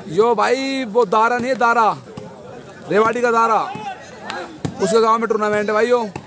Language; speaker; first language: Hindi; native; Hindi